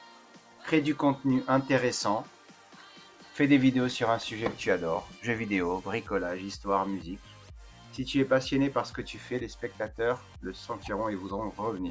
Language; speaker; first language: French; native; French